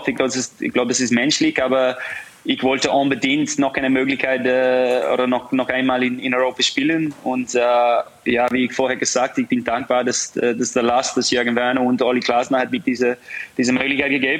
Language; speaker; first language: German; non-native, fluent; English